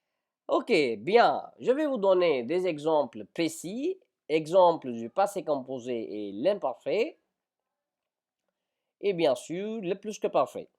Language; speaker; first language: French; non-native, fluent; Hindi